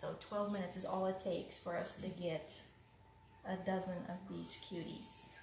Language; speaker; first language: English; native; English